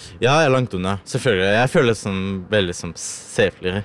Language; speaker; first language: Norwegian; non-native, learner; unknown